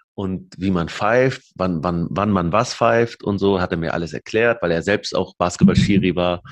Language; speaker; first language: German; early bilingual, other home language; Arabic